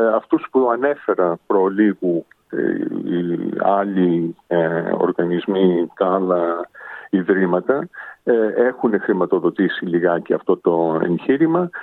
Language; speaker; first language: Greek; early bilingual, heritage; Greek